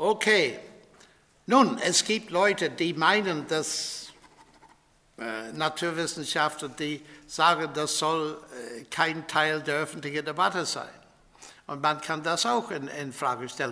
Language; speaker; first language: German; non-native, fluent; English